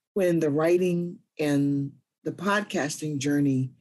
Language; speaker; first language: English; native; English